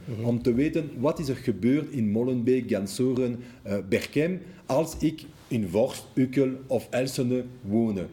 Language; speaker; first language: Dutch; non-native, local second language; French